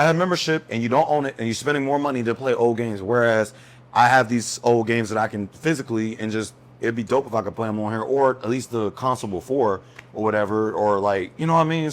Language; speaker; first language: English; native; English